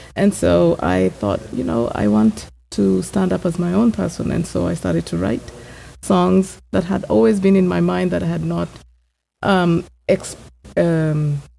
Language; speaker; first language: English; non-native, local second language; Gusii